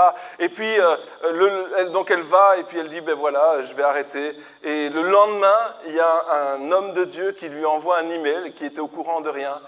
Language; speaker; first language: French; native; French